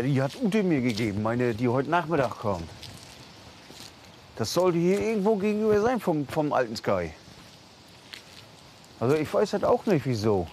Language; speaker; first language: German; native; German